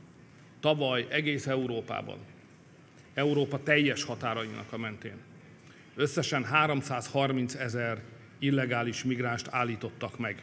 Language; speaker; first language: Hungarian; native; Hungarian